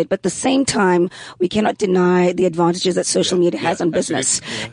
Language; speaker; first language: English; non-native, local second language; Xhosa